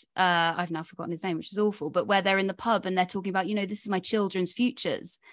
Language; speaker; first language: English; native; English